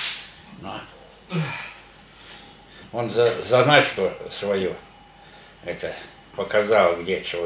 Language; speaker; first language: Russian; native; Russian